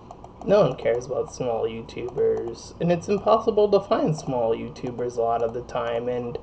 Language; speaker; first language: English; native; English